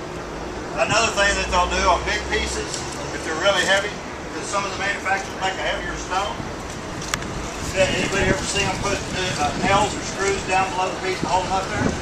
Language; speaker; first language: English; native; English